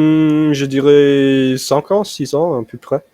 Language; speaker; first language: French; non-native, fluent; English